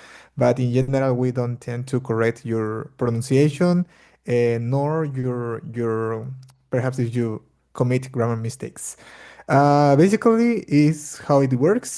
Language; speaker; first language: English; non-native, fluent; Portuguese